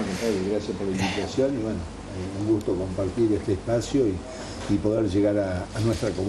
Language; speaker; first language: Spanish; native; Spanish